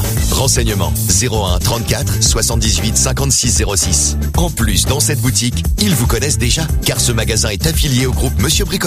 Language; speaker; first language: French; native; French